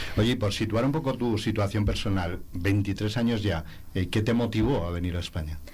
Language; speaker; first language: Spanish; native; Spanish